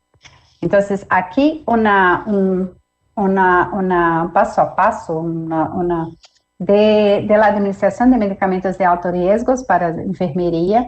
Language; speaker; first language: Spanish; non-native, fluent; Portuguese